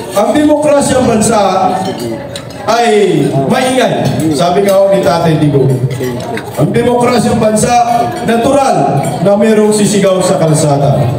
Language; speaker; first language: Filipino; native; Filipino